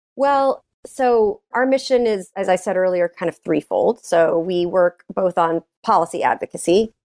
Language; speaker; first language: English; native; English